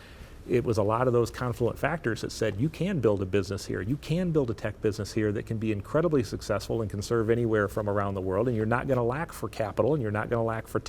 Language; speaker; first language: English; native; English